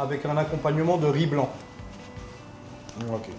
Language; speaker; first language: French; native; French